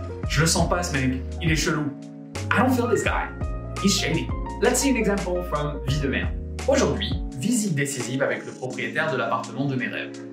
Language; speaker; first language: French; native; French